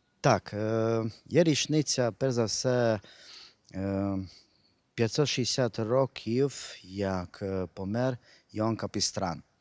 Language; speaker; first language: Ukrainian; non-native, local second language; Hungarian